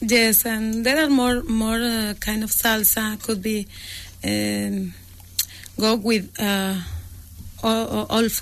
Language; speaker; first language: English; non-native, learner; Spanish